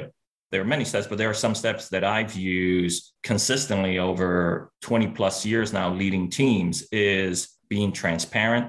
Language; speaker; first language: English; early bilingual, other home language; Spanish